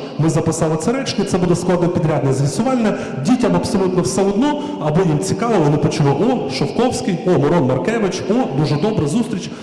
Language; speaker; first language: Ukrainian; native; Ukrainian